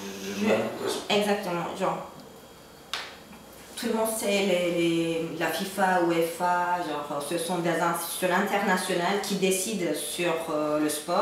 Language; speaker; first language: French; non-native, fluent; Turkish